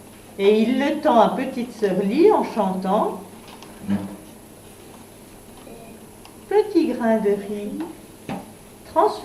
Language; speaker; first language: French; native; French